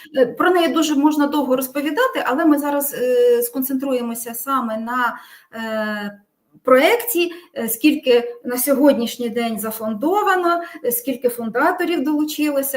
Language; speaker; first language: Ukrainian; native; Ukrainian